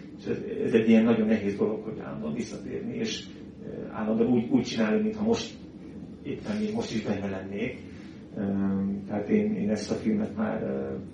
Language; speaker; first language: Hungarian; native; Hungarian